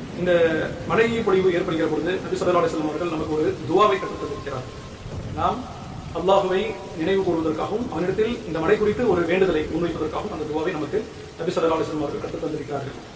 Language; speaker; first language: Tamil; native; Tamil